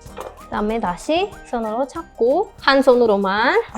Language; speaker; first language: Korean; non-native, fluent; Spanish